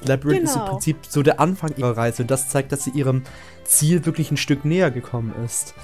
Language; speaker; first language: German; native; German